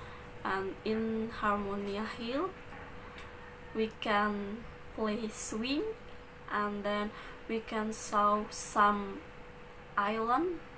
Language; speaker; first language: English; non-native, learner; Balinese